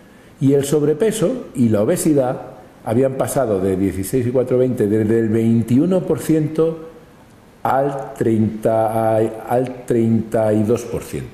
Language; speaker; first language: Spanish; native; Spanish